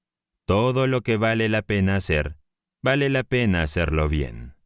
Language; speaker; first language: Spanish; native; Spanish